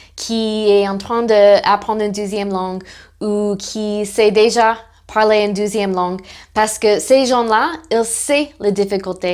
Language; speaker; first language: French; non-native, fluent; English